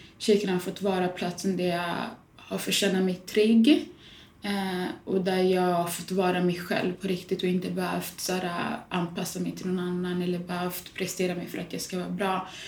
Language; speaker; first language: Swedish; early bilingual, other home language; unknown